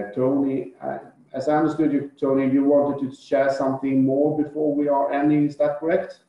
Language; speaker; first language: English; non-native, fluent; Swedish